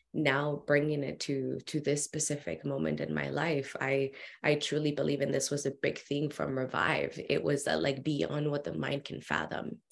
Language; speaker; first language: English; early bilingual, other home language; Spanish